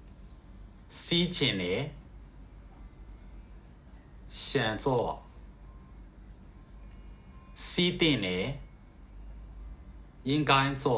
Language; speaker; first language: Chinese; non-native, fluent; Burmese